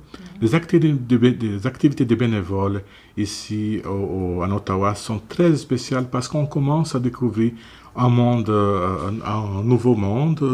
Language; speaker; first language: French; non-native, fluent; Portuguese